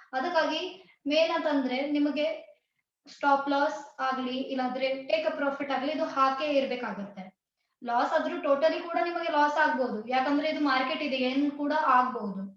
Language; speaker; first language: Kannada; non-native, local second language; Tulu